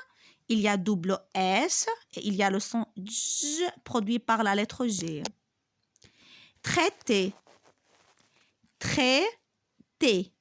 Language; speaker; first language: French; non-native, local second language; Arabic